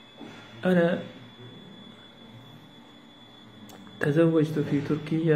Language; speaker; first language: Arabic; non-native, learner; Uyghur